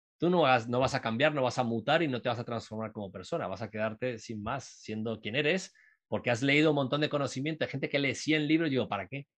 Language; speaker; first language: Spanish; native; Spanish